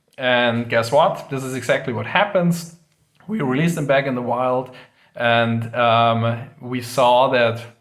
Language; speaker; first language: English; non-native, fluent; German